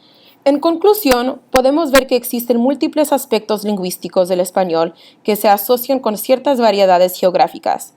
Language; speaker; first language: Spanish; early bilingual, heritage; Spanish